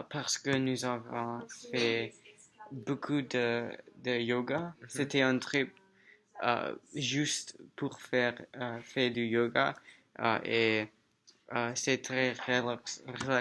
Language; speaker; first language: French; non-native, learner; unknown